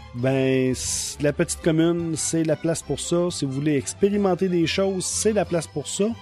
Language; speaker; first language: French; native; French